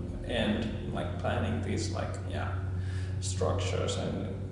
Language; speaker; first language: English; non-native, fluent; Finnish